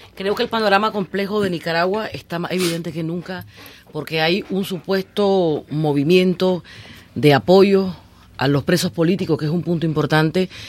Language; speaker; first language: Spanish; native; Spanish